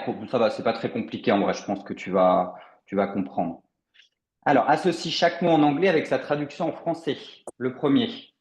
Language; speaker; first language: French; native; French